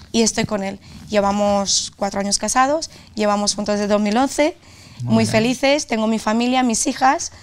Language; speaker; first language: Spanish; non-native, fluent; Romanian